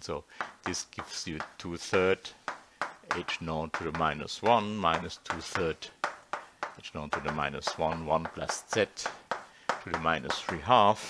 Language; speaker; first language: English; non-native, fluent; German